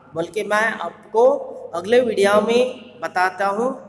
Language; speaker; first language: Hindi; non-native, local second language; Kannada